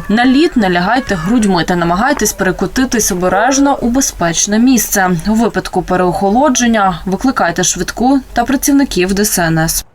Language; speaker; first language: Ukrainian; native; Ukrainian